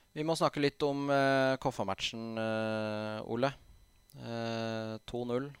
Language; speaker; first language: Norwegian; native; Norwegian